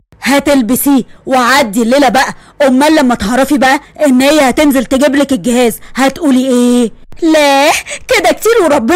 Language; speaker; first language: Arabic; native; Arabic